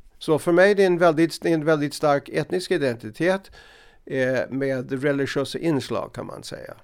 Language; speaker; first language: Swedish; non-native, fluent; English